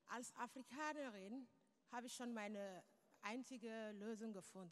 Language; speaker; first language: German; non-native, learner; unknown